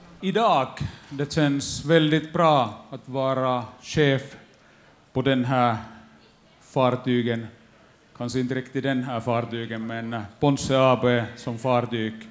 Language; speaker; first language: Swedish; non-native, fluent; Finnish